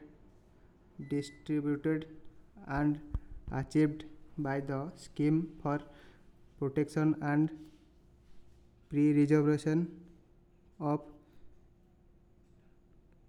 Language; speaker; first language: English; non-native, local second language; Odia